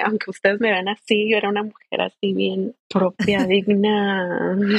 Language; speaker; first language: Spanish; early bilingual, heritage; Spanish